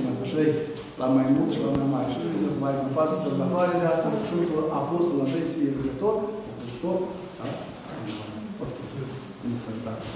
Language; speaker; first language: Romanian; native; Romanian